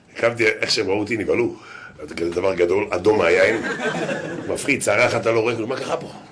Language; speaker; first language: Hebrew; native; Hebrew